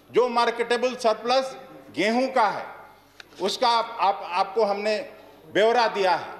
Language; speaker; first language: Hindi; native; Hindi